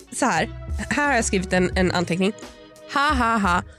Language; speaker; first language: Swedish; native; Swedish